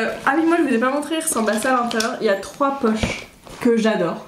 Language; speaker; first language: French; native; French